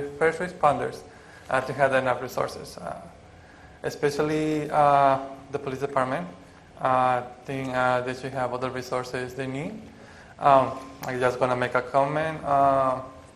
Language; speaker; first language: English; non-native, fluent; Spanish